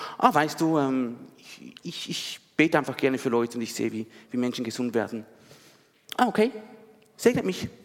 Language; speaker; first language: German; native; German